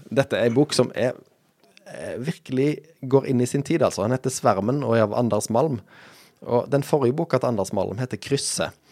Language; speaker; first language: Norwegian; native; Norwegian